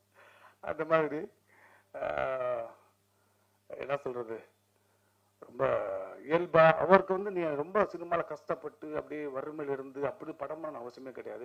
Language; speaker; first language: Tamil; native; Tamil